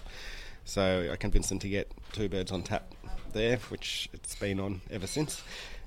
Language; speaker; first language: English; native; English